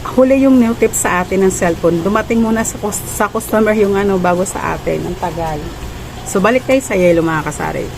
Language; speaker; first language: Filipino; non-native, local second language; Cebuano